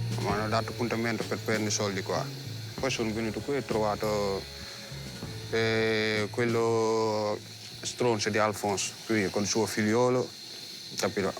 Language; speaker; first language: Italian; non-native, learner; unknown